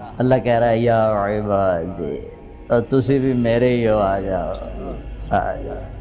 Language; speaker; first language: Urdu; non-native, local second language; Punjabi